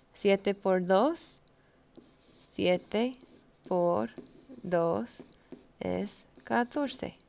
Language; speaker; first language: Spanish; early bilingual, heritage; Spanish